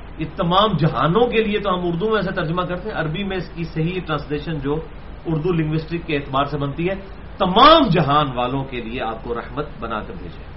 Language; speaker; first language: Urdu; non-native, local second language; Punjabi